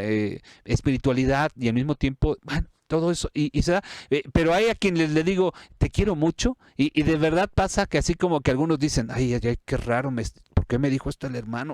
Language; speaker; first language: Spanish; native; Spanish